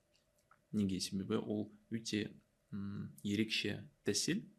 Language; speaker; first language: Kazakh; non-native, learner; Russian